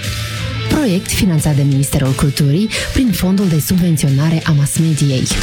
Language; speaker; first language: Romanian; native; Romanian